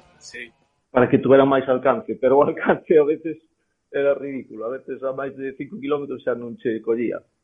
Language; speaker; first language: Galician; native; Galician